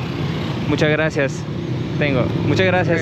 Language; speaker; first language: Spanish; non-native, learner; Turkish